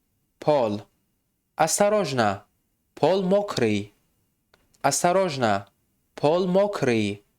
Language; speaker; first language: Russian; non-native, fluent; Tajik